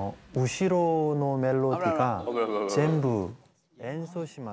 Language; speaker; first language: Japanese; non-native, learner; Korean